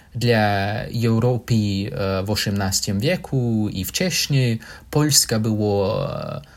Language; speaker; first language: Polish; non-native, fluent; English